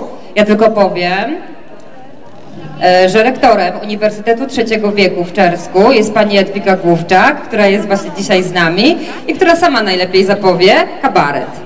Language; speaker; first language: Polish; native; Polish